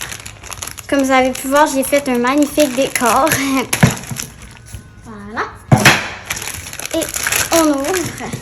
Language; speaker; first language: French; native; French